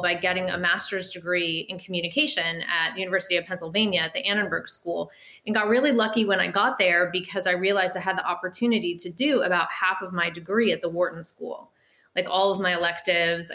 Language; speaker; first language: English; native; English